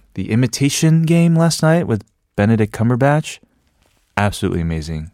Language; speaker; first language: English; native; English